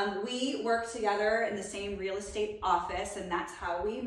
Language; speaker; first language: English; native; English